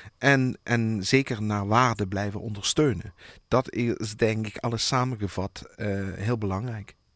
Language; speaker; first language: Dutch; native; Dutch